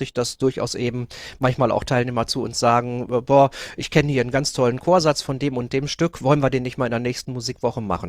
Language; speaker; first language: German; native; German